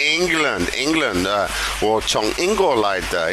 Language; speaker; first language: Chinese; non-native, learner; English